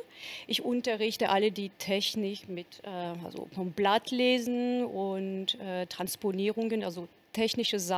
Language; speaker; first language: German; non-native, fluent; French